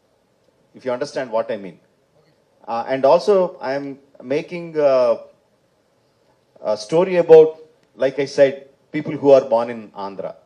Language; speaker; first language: Tamil; non-native, fluent; Telugu